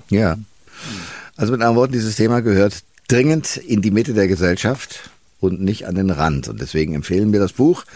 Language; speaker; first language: German; native; German